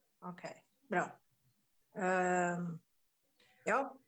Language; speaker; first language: Swedish; non-native, learner; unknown